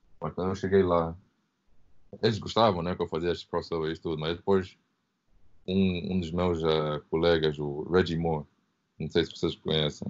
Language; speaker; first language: Portuguese; early bilingual, heritage; Portuguese